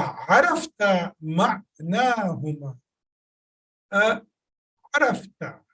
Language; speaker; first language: Arabic; non-native, fluent; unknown